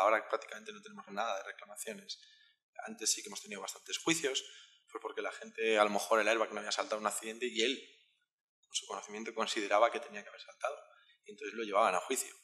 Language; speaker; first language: Spanish; native; Spanish